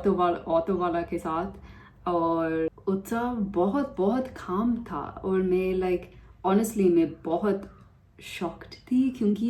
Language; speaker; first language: Hindi; non-native, learner; English